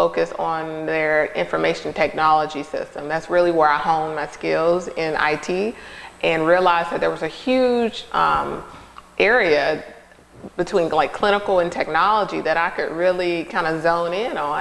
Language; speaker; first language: English; native; English